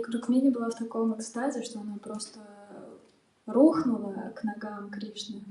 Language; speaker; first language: Russian; native; Russian